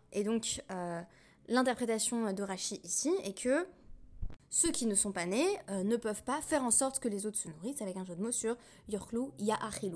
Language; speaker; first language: French; native; French